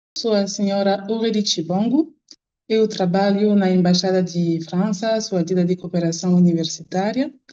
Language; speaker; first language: Portuguese; non-native, fluent; French